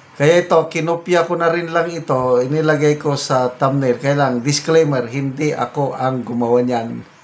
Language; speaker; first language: Filipino; native; Filipino